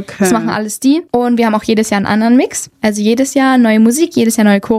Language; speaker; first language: German; native; German